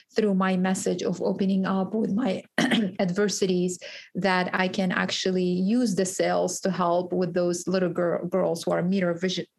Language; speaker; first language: English; early bilingual, other home language; Kurdish